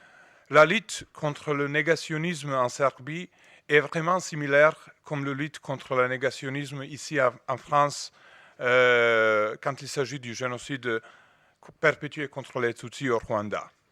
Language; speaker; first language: French; non-native, fluent; Serbian